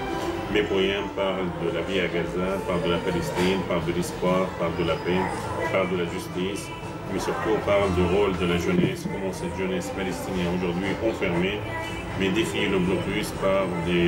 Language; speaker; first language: French; non-native, fluent; Arabic